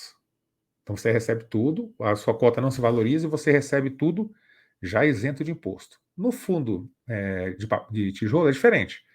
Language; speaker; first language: Portuguese; native; Portuguese